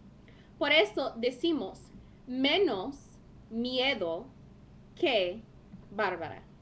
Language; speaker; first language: Spanish; non-native, fluent; English